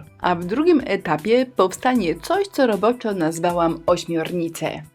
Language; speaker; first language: Polish; native; Polish